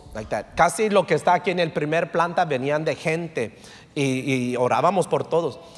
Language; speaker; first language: Spanish; early bilingual, heritage; Spanish